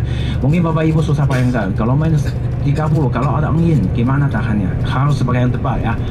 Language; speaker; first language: Indonesian; non-native, fluent; Chinese